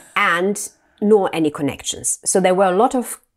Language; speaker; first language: English; non-native, fluent; German